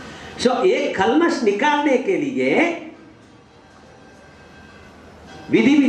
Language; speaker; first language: Hindi; non-native, learner; English